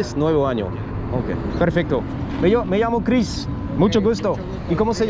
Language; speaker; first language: Spanish; non-native, learner; French